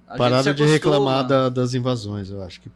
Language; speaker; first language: Portuguese; native; Portuguese